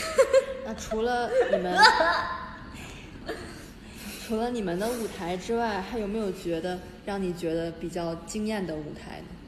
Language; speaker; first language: Chinese; native; Chinese